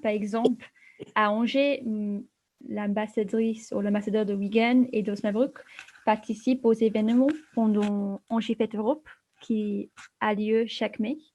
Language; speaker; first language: French; non-native, fluent; English